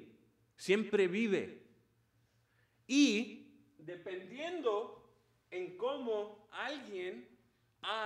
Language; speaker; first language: Spanish; early bilingual, heritage; Spanish